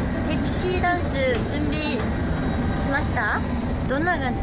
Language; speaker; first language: Japanese; non-native, learner; Korean